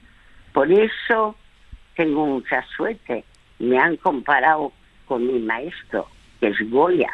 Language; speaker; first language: Spanish; early bilingual, other home language; French